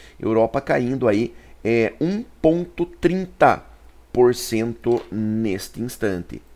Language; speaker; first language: Portuguese; native; Portuguese